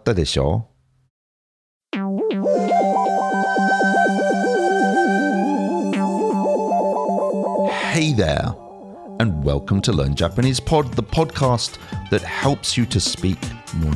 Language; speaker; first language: English; native; English